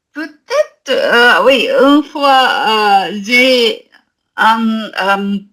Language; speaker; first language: French; non-native, learner; Japanese